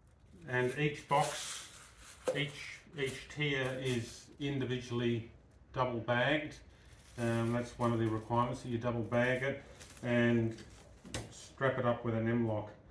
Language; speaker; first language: English; native; English